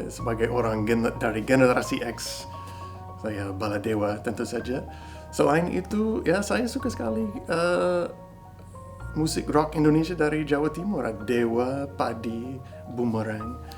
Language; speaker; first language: Indonesian; non-native, fluent; English